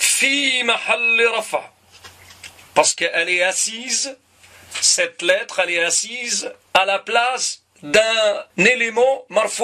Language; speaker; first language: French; non-native, local second language; Arabic